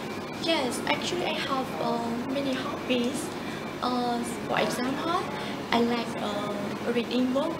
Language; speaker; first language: English; non-native, learner; Khmer